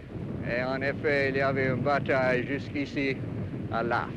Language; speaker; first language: French; non-native, fluent; English